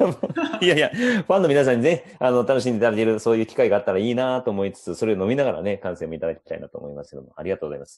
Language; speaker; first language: Japanese; native; Japanese